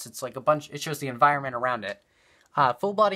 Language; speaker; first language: English; native; English